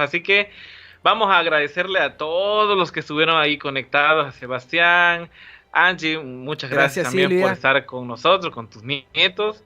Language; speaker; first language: Spanish; native; Spanish